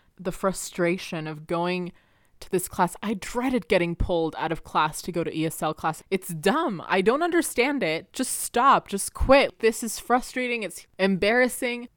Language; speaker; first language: English; early bilingual, other home language; Spanish